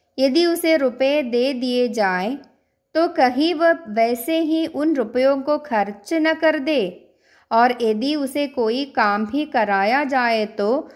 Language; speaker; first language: Hindi; non-native, local second language; Malayalam